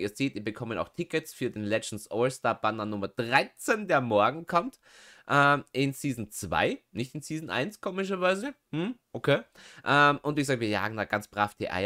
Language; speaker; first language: German; native; German